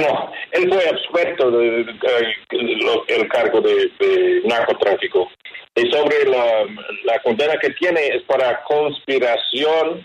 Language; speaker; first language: Spanish; non-native, fluent; English